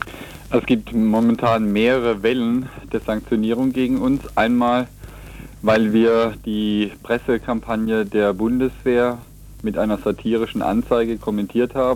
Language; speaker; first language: German; native; German